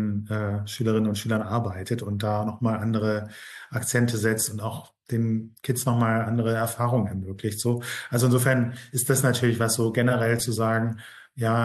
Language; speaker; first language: German; native; German